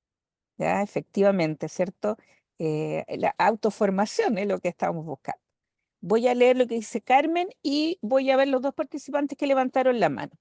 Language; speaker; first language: Spanish; native; Spanish